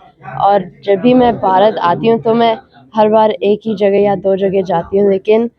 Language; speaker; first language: Hindi; early bilingual, heritage; Hindi